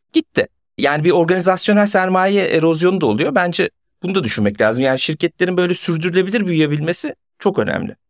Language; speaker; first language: Turkish; native; Turkish